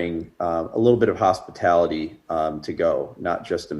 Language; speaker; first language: English; native; English